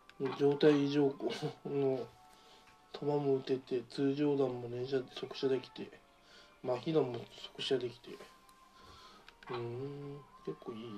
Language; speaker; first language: Japanese; native; Japanese